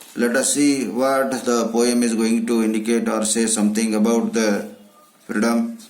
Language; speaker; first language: English; non-native, local second language; Kannada